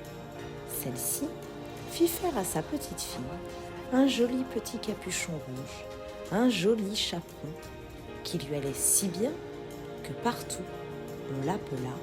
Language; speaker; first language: French; native; French